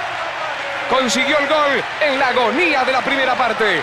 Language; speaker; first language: Spanish; native; Spanish